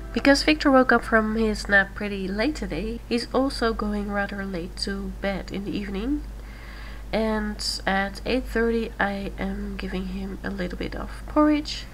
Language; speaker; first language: English; non-native, fluent; Dutch